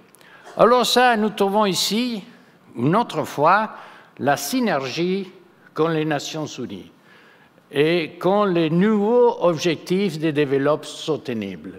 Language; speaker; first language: French; non-native, fluent; Spanish